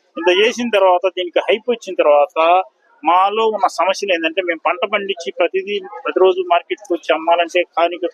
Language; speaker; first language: Telugu; native; Telugu